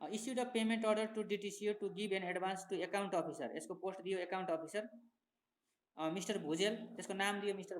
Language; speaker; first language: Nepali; native; Nepali